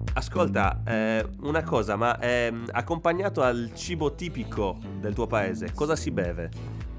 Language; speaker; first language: Italian; native; Italian